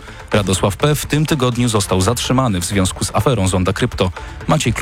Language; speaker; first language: Polish; native; Polish